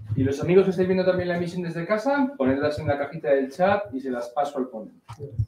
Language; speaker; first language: Spanish; native; Spanish